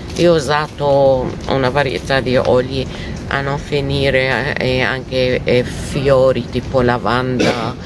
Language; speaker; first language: Italian; non-native, fluent; Arabic